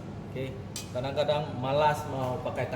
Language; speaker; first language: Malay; non-native, local second language; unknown